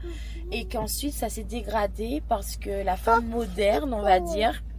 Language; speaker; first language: French; native; French